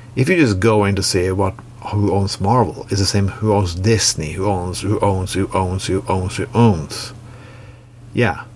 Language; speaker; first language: English; non-native, fluent; Norwegian